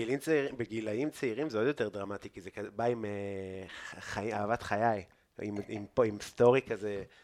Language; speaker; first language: Hebrew; native; Hebrew